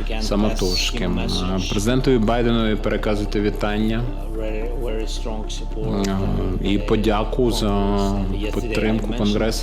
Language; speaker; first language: Ukrainian; non-native, local second language; Russian